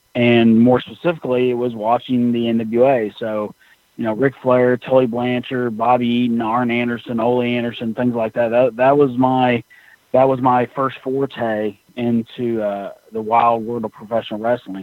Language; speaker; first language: English; native; English